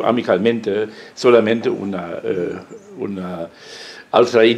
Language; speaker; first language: Italian; non-native, learner; German